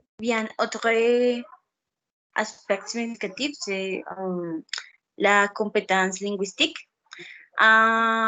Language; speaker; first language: French; non-native, learner; Spanish